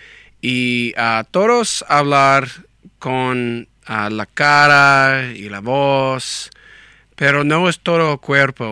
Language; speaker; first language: Spanish; non-native, learner; English